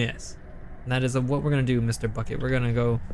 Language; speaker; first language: English; native; English